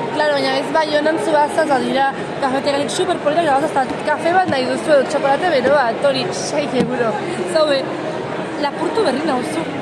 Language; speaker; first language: Basque; non-native, local second language; Spanish